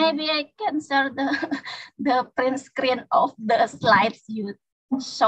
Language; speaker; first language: English; non-native, learner; Indonesian